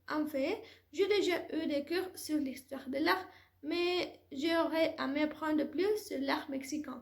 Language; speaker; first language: French; non-native, learner; Spanish